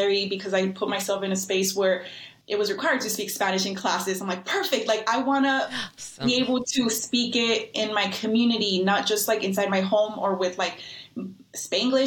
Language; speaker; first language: English; native; English